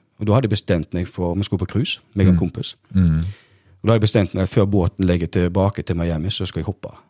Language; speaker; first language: Norwegian; native; Norwegian